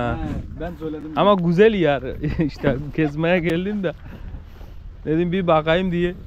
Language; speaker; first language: Turkish; non-native, learner; Bangla